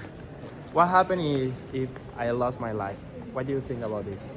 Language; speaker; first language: English; non-native, learner; Spanish